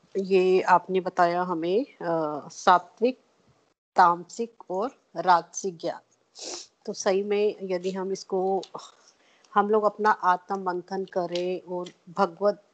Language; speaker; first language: Hindi; non-native, local second language; Punjabi